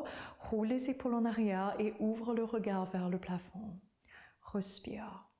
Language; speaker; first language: French; non-native, fluent; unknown